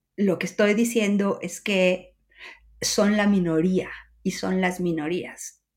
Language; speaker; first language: Spanish; native; Spanish